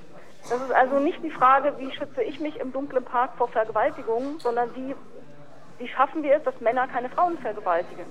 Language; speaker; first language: German; native; German